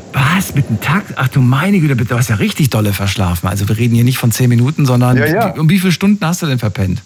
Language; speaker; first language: German; native; German